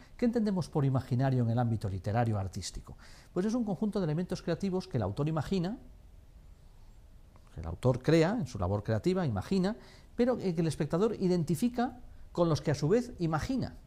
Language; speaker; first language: Spanish; native; Spanish